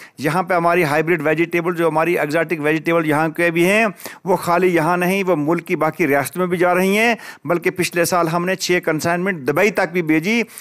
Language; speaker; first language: Urdu; non-native, local second language; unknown